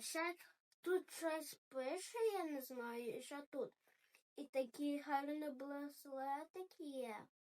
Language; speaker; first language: Ukrainian; early bilingual, heritage; Ukrainian